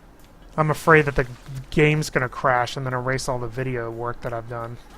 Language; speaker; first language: English; native; English